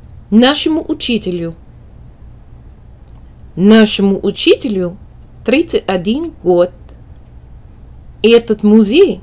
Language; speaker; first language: Russian; non-native, fluent; English